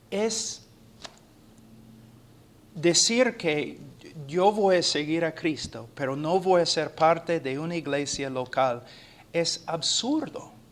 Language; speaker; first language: Spanish; non-native, fluent; English